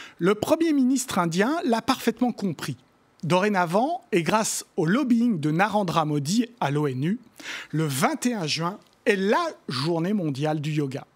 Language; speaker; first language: French; native; French